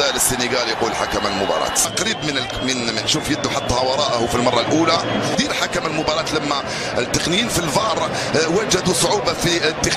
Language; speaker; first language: Arabic; native; Arabic